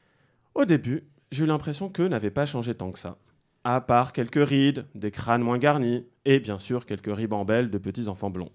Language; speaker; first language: French; native; French